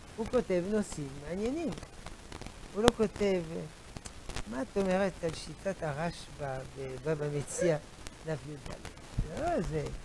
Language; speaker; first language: Hebrew; non-native, fluent; French